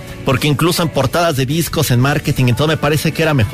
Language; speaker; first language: Spanish; native; Spanish